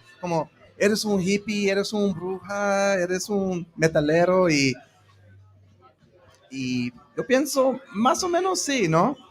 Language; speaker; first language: Spanish; early bilingual, heritage; English